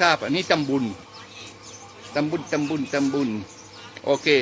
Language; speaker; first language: Thai; non-native, learner; French